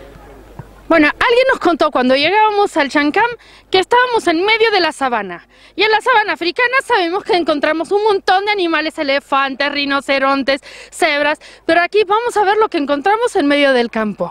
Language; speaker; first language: Spanish; native; Spanish